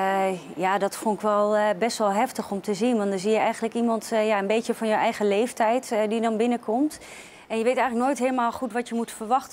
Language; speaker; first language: Dutch; native; Dutch